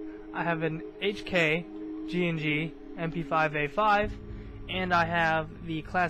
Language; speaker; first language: English; native; English